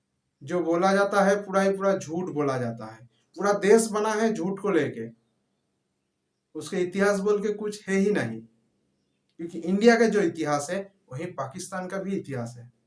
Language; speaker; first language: Hindi; non-native, local second language; Bangla